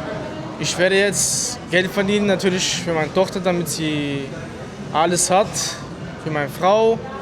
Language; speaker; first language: German; non-native, fluent; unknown